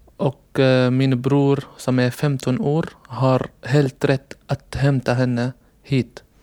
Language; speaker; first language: Swedish; non-native, learner; Arabic